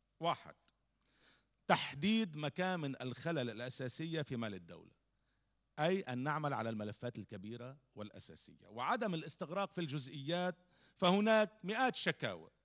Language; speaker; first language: Arabic; native; Arabic